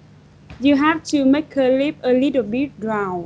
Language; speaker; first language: English; non-native, fluent; Vietnamese